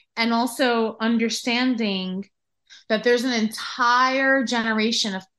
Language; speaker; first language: English; native; English